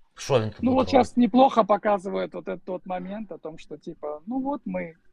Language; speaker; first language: Russian; native; Russian